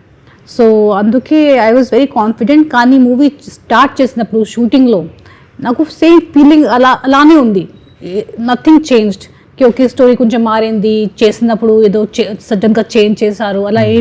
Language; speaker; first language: Telugu; non-native, fluent; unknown